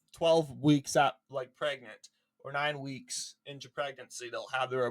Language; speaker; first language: English; native; English